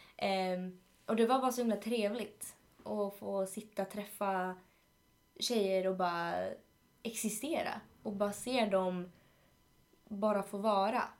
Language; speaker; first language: Swedish; early bilingual, other home language; Spanish